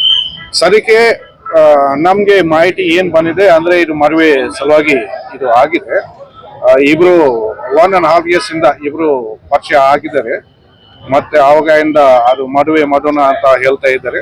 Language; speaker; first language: Kannada; non-native, fluent; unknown